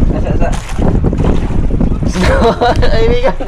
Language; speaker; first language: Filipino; non-native, local second language; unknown